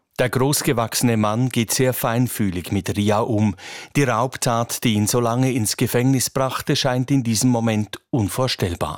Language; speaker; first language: German; native; German